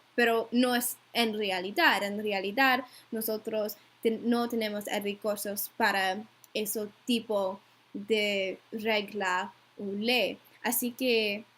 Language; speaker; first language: Spanish; non-native, learner; English